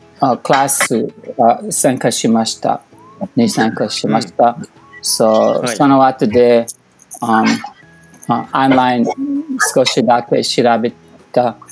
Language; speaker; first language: Japanese; non-native, learner; English